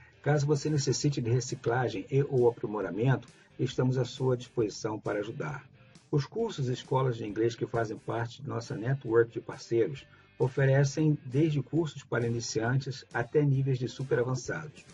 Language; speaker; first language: Portuguese; native; Portuguese